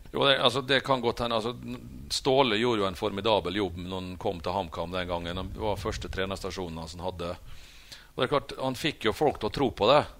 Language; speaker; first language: Norwegian; native; Norwegian